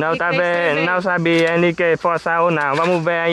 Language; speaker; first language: Portuguese; non-native, learner; Vietnamese